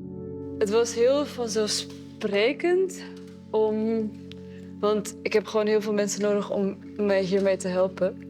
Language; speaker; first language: Dutch; early bilingual, other home language; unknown